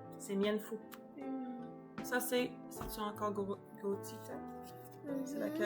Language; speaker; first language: French; native; French